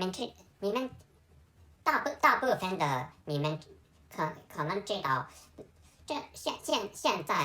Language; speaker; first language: Chinese; non-native, learner; Japanese